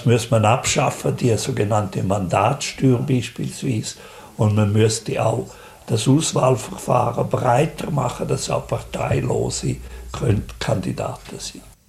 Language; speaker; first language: German; native; German